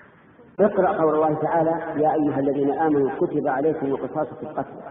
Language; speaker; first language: Arabic; native; Arabic